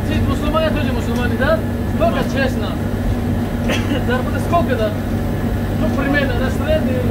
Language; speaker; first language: Russian; non-native, local second language; Tajik